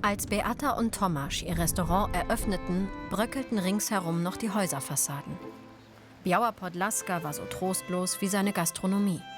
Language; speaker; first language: German; native; German